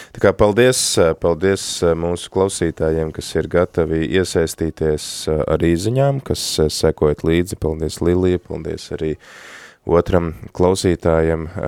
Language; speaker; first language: Latvian; native; Latvian